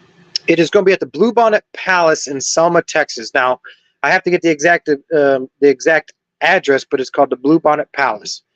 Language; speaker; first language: English; native; English